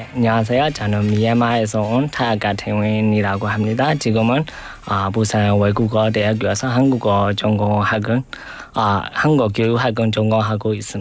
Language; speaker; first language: Korean; non-native, learner; Burmese